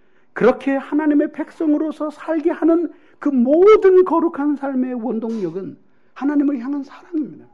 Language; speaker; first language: Korean; native; Korean